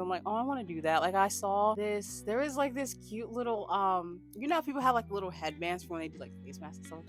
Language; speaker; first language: English; native; English